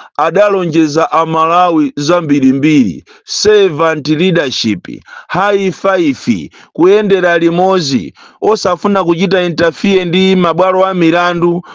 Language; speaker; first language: Nyanja; native; Nyanja